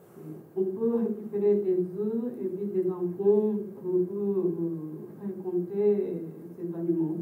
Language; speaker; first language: French; non-native, fluent; Japanese